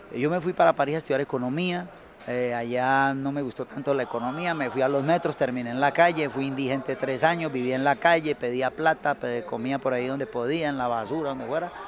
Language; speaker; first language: Spanish; native; Spanish